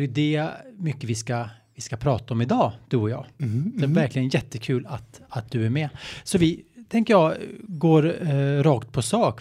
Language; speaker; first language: Swedish; native; Swedish